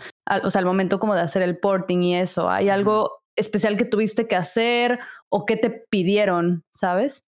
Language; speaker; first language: Spanish; native; Spanish